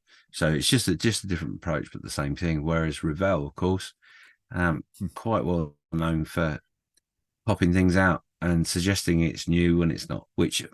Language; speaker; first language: English; native; English